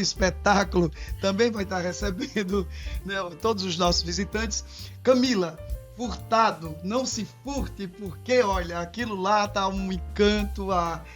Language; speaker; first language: Portuguese; native; Portuguese